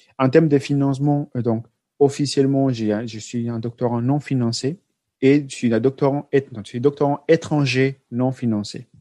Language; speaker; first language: French; non-native, fluent; Spanish